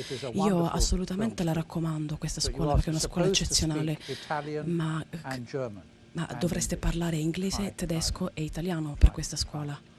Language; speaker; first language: Italian; native; Italian